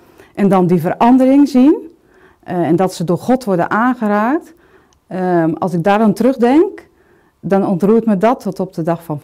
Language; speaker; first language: Dutch; native; Dutch